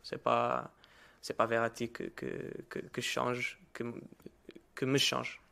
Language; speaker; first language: French; non-native, learner; Portuguese